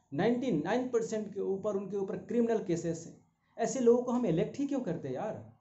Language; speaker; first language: Hindi; native; Hindi